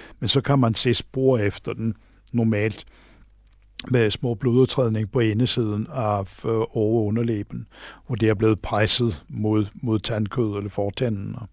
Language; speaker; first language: Danish; native; Danish